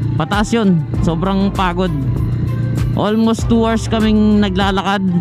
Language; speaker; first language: Filipino; native; Filipino